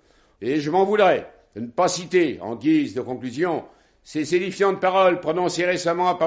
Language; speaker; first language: French; native; French